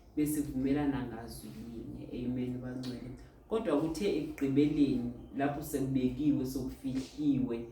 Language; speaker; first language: Zulu; non-native, local second language; Xhosa